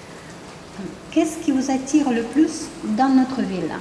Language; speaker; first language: French; non-native, learner; Russian